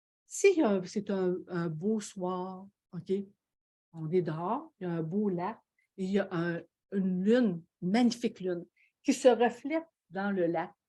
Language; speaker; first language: French; native; French